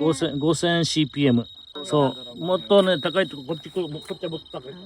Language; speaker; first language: Japanese; native; Japanese